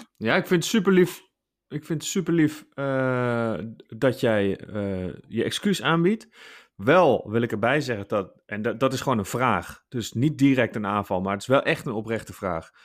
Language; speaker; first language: Dutch; native; Dutch